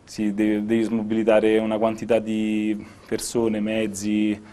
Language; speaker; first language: Italian; native; Italian